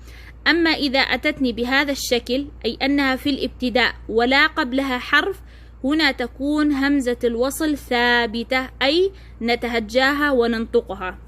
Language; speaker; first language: Arabic; non-native, fluent; Oromo